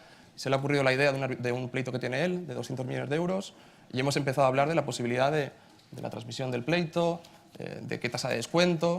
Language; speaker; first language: Spanish; native; Spanish